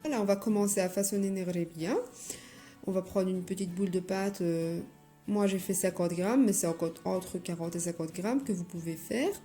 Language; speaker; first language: French; non-native, local second language; Arabic